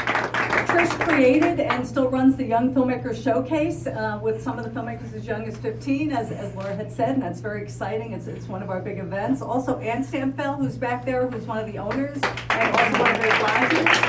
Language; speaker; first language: English; native; English